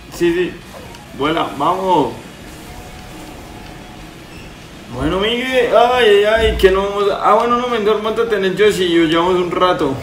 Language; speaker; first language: Spanish; native; Spanish